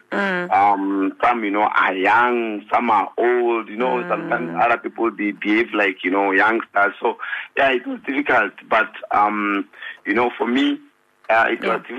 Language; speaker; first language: English; non-native, local second language; Northern Sotho